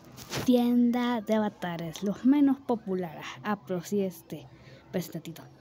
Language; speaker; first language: Spanish; native; Spanish